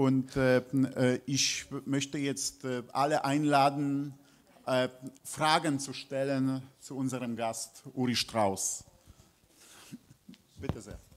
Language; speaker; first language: German; non-native, fluent; Polish